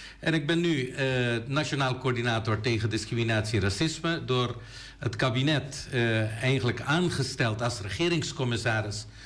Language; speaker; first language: Dutch; native; Dutch